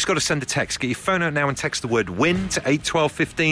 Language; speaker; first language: English; native; English